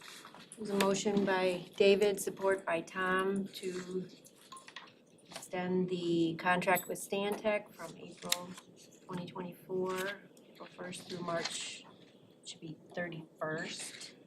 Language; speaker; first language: English; native; English